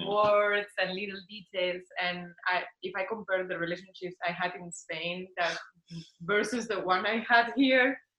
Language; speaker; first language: English; non-native, fluent; Spanish